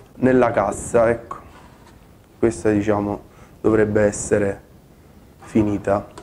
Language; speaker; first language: Italian; native; Italian